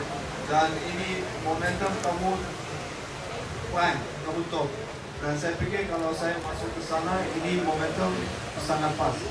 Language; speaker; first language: Indonesian; non-native, fluent; Dutch